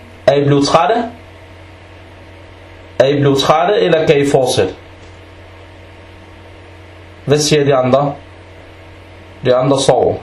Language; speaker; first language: Danish; early bilingual, other home language; Arabic